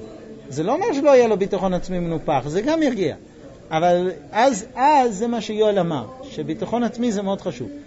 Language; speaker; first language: Hebrew; native; Hebrew